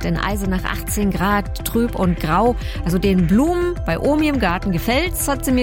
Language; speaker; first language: German; native; German